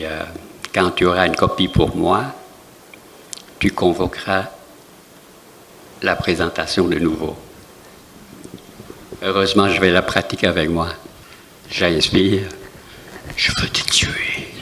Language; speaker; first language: French; non-native, fluent; Vietnamese